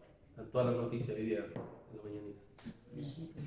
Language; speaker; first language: Spanish; native; Spanish